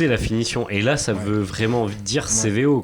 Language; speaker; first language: French; native; French